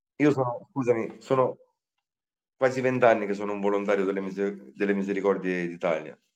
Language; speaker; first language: Italian; native; Italian